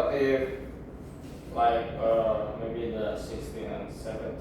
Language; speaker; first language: English; non-native, learner; Indonesian